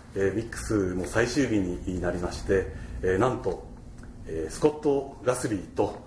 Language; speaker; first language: Japanese; native; Japanese